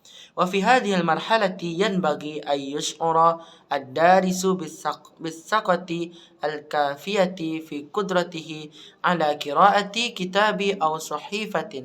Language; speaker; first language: Arabic; non-native, learner; Indonesian